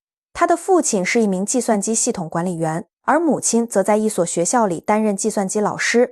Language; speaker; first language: Chinese; native; Chinese